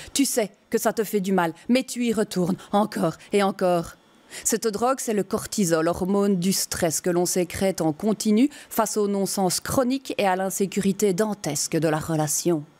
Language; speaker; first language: French; native; French